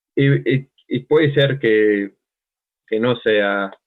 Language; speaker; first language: Spanish; non-native, learner; English